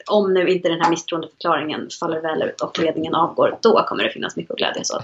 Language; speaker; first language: Swedish; native; Swedish